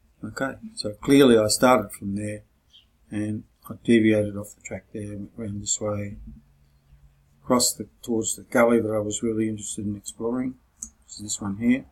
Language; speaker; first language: English; native; English